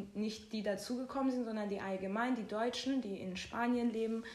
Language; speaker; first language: German; non-native, fluent; Persian